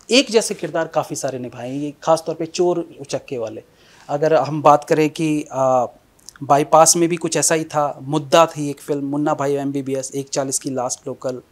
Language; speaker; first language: Hindi; native; Hindi